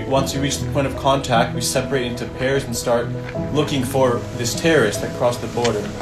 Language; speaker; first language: English; native; English